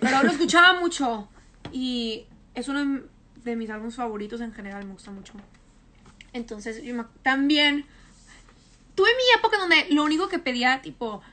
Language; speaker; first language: Spanish; early bilingual, heritage; Spanish